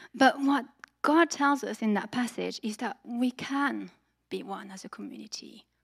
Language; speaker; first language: English; non-native, fluent; French